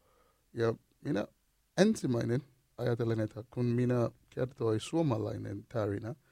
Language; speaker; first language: Finnish; non-native, learner; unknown